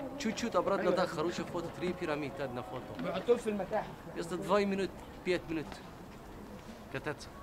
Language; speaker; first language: Russian; non-native, learner; Arabic